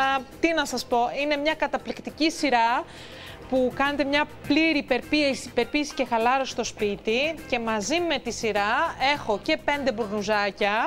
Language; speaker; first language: Greek; native; Greek